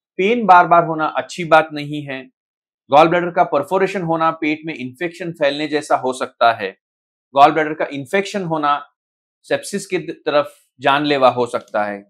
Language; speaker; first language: Hindi; non-native, local second language; Marathi